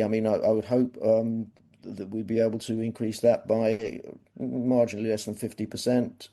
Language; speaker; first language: English; native; English